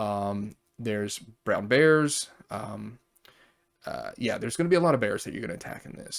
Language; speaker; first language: English; native; English